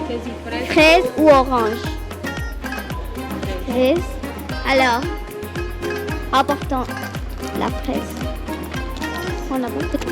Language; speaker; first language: French; non-native, fluent; Spanish